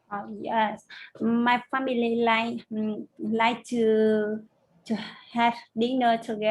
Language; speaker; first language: English; non-native, learner; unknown